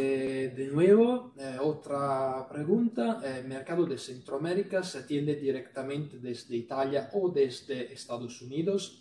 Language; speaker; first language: Spanish; non-native, fluent; Italian